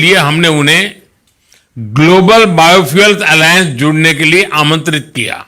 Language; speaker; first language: Hindi; non-native, local second language; Gujarati